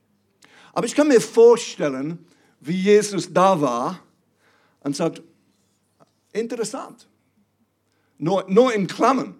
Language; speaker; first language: German; non-native, fluent; English